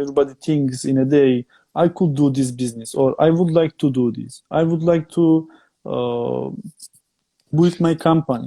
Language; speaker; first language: English; non-native, fluent; Turkish